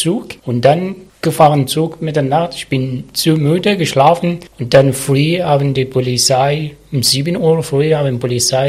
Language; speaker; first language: German; non-native, local second language; Arabic